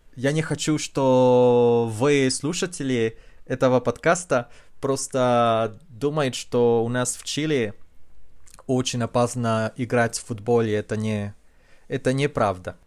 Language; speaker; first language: Russian; non-native, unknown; Spanish